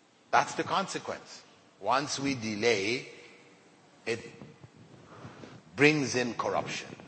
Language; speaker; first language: English; native; English